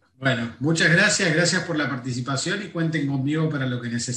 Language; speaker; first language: Spanish; native; Spanish